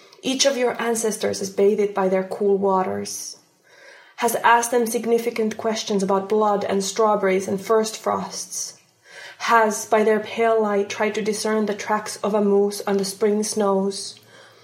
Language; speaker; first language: English; non-native, fluent; Finnish